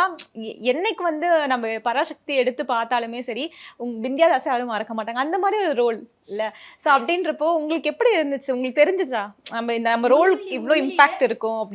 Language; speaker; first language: Tamil; native; Tamil